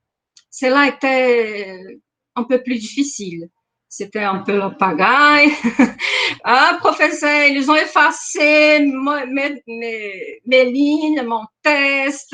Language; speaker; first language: French; non-native, fluent; Portuguese